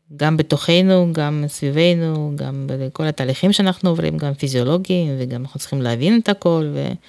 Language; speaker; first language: Hebrew; non-native, fluent; Russian